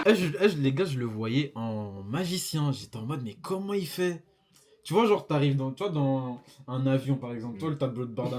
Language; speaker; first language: French; native; French